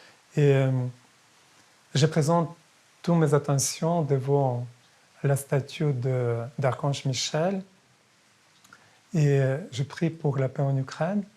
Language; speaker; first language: French; non-native, fluent; Ukrainian